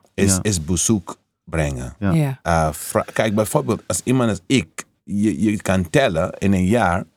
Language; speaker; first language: Dutch; non-native, fluent; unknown